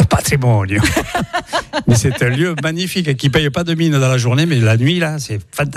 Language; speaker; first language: French; native; French